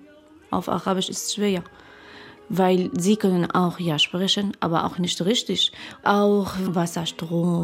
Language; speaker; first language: German; non-native, learner; Arabic